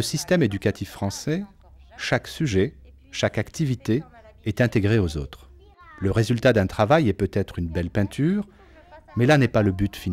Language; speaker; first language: French; native; French